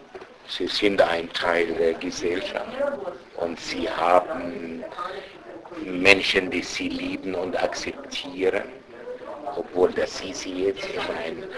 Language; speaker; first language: German; non-native, fluent; Arabic